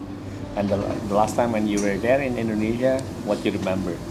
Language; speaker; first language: English; non-native, learner; Indonesian